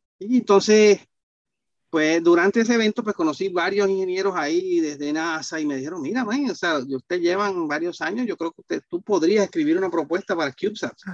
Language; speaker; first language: Spanish; native; Spanish